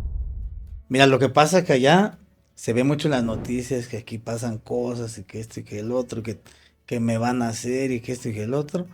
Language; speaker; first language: Spanish; native; Spanish